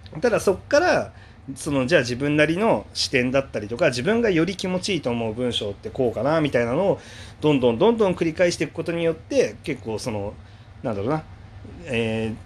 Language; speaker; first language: Japanese; native; Japanese